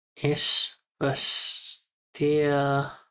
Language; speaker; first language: German; non-native, learner; English